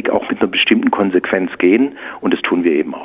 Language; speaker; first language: German; native; German